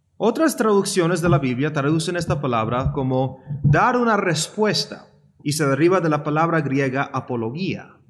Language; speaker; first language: Spanish; early bilingual, heritage; Spanish